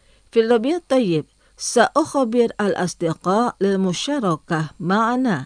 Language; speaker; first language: Arabic; non-native, fluent; Indonesian